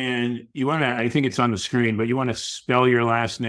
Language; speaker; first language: English; native; English